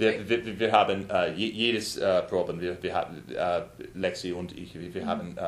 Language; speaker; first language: German; non-native, learner; English